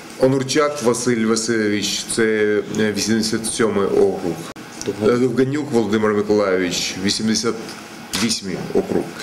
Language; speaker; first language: Ukrainian; non-native, local second language; Russian